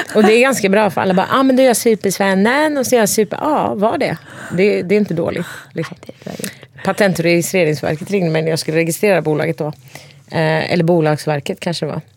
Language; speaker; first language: Swedish; early bilingual, other home language; Turkish